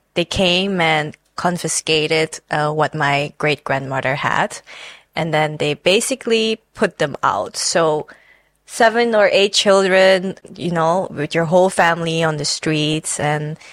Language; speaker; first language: English; non-native, fluent; Chinese